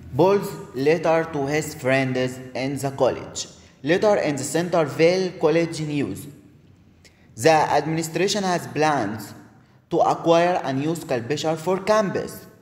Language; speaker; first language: English; non-native, learner; Arabic